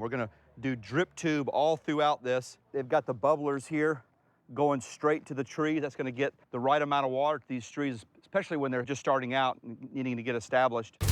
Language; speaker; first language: English; native; English